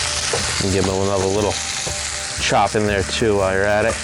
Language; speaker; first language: English; native; English